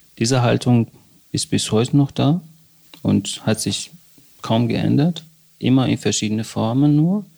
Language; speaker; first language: German; non-native, fluent; Persian